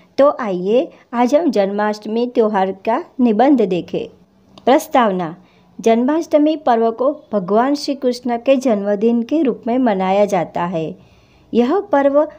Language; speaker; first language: Hindi; non-native, local second language; Gujarati